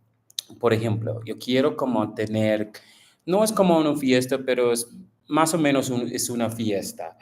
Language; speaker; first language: Spanish; non-native, learner; English